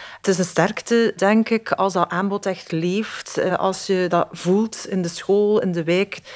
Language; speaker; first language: Dutch; native; Dutch